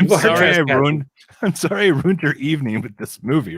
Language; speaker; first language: English; native; English